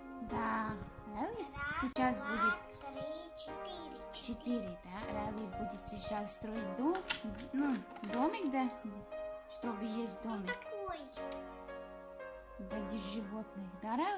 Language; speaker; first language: Russian; non-native, fluent; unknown